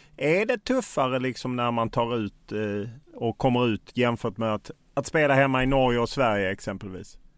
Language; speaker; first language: Swedish; native; Swedish